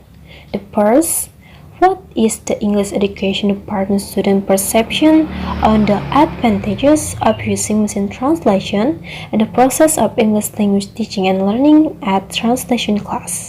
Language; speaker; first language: English; non-native, learner; Indonesian